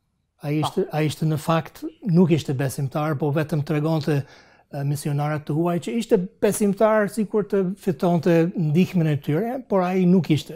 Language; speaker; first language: Albanian; non-native, fluent; English